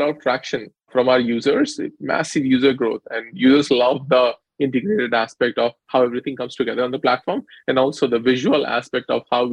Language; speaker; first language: English; non-native, local second language; Hindi